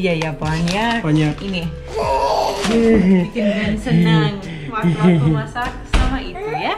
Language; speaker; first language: Indonesian; non-native, learner; English